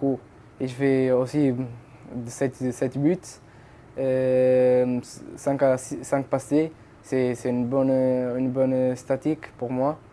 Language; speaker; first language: French; non-native, fluent; Portuguese